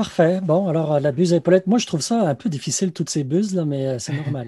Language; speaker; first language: French; native; French